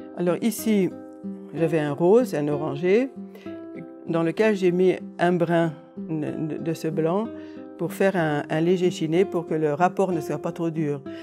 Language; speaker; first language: French; non-native, fluent; Hungarian